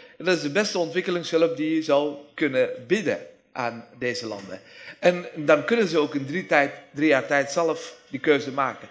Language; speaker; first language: Dutch; non-native, fluent; Persian